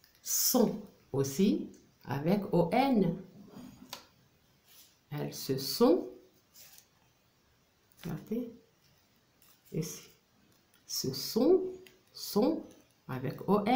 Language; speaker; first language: French; non-native, local second language; Arabic